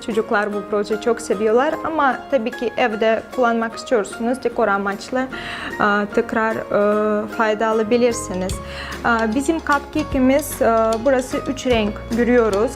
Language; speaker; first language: Turkish; non-native, fluent; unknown